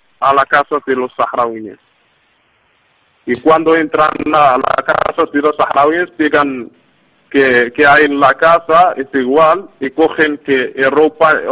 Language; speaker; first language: Spanish; non-native, learner; Arabic